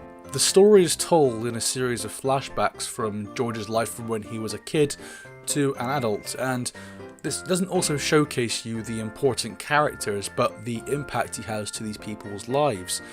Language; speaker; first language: English; native; English